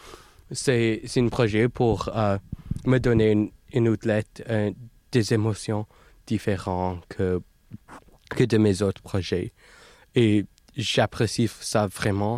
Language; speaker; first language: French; non-native, fluent; English